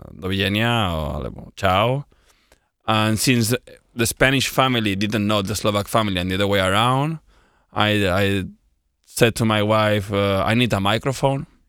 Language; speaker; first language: English; non-native, fluent; Spanish